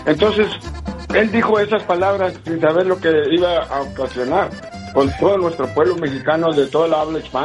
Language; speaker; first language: Spanish; early bilingual, heritage; Spanish